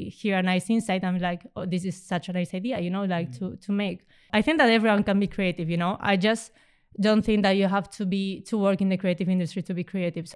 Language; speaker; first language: English; non-native, fluent; Spanish